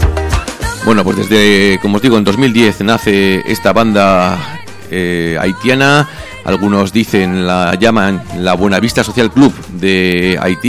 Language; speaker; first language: Spanish; native; Spanish